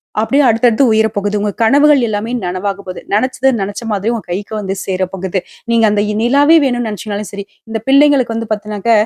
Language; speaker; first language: Tamil; native; Tamil